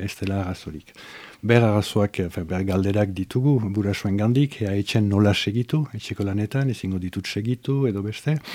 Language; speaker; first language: Basque; native; Basque